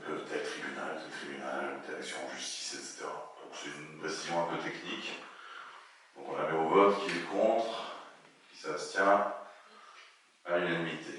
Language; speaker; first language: French; native; French